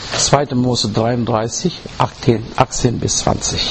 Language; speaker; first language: German; non-native, learner; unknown